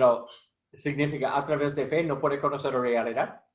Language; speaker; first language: Spanish; non-native, learner; English